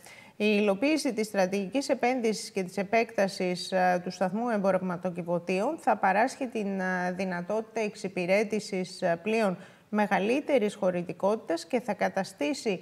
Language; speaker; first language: Greek; native; Greek